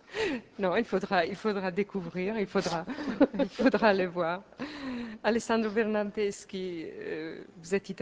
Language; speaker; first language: French; native; French